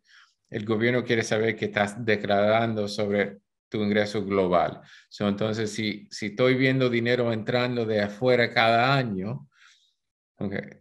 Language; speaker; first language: Spanish; early bilingual, heritage; Spanish